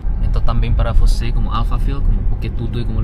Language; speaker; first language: Portuguese; non-native, learner; Indonesian